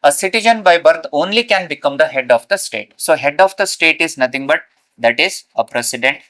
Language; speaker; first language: English; non-native, local second language; Kannada